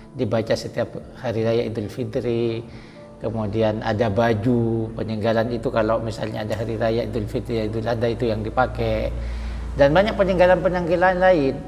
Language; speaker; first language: Indonesian; non-native, local second language; Madurese